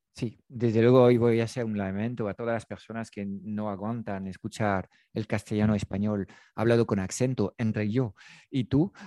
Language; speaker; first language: Spanish; non-native, fluent; French